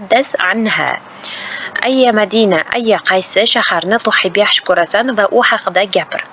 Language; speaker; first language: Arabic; non-native, fluent; Uzbek